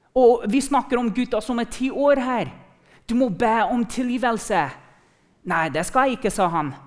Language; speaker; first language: Norwegian; non-native, fluent; English